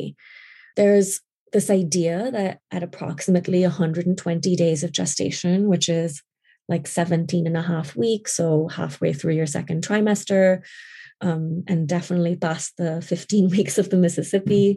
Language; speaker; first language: English; non-native, local second language; Urdu